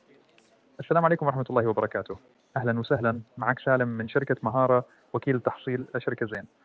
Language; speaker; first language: Arabic; native; Arabic